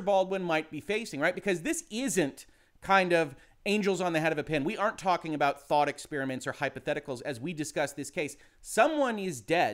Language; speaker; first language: English; native; English